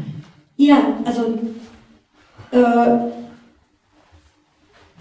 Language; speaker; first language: German; non-native, learner; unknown